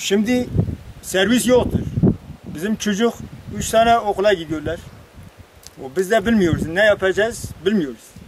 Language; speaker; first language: Turkish; non-native, local second language; Kurdish